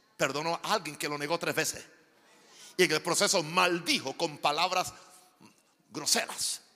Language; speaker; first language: Spanish; native; Spanish